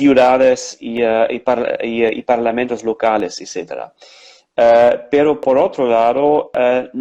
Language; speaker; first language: Spanish; non-native, fluent; German